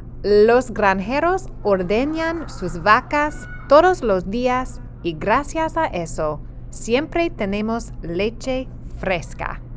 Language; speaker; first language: Spanish; non-native, fluent; English